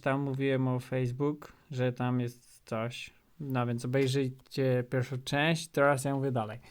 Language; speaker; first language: Polish; non-native, learner; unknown